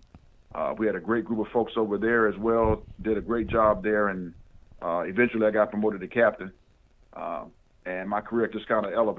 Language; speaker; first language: English; native; English